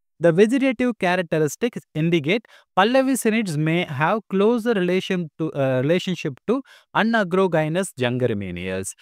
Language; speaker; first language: English; non-native, local second language; Tamil